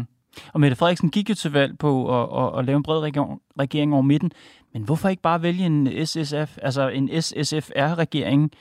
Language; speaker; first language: Danish; native; Danish